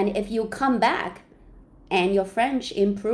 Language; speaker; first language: English; non-native, fluent; Chinese